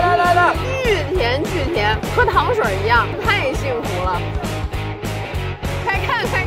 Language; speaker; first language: Chinese; native; Chinese